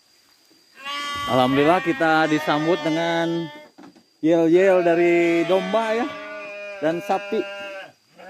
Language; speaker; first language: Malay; non-native, local second language; Sundanese